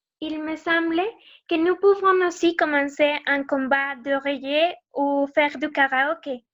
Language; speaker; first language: French; non-native, learner; Spanish